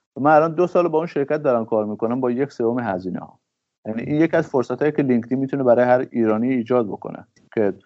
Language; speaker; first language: Persian; native; Persian